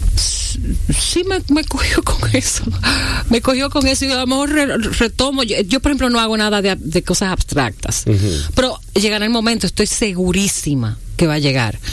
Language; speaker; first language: Spanish; native; Spanish